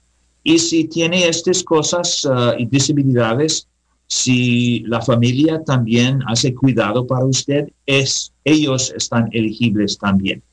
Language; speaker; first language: Spanish; non-native, learner; English